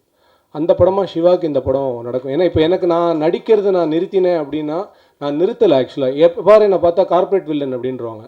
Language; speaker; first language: Tamil; native; Tamil